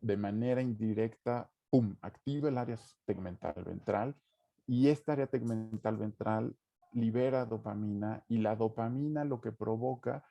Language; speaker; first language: Spanish; native; Spanish